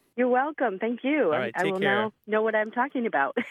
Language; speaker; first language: English; native; English